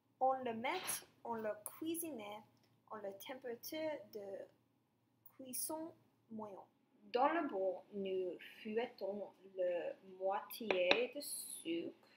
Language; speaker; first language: French; non-native, learner; English